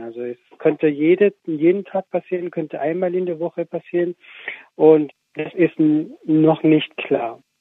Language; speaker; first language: German; non-native, fluent; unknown